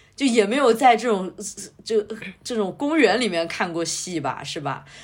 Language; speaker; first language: Chinese; native; Chinese